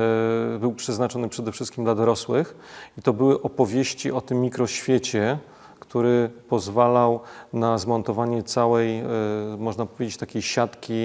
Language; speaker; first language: Polish; native; Polish